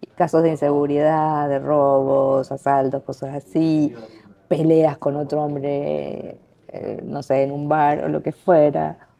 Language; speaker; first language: Spanish; native; Spanish